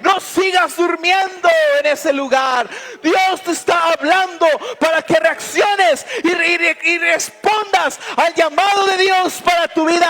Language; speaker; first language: Spanish; native; Spanish